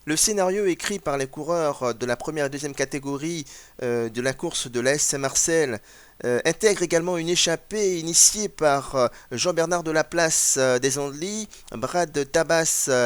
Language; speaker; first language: French; native; French